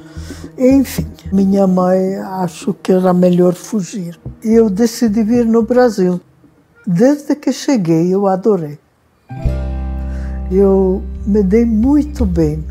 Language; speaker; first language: Portuguese; non-native, fluent; Hungarian